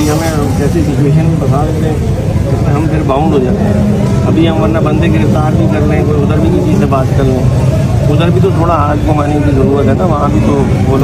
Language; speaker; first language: Urdu; native; Urdu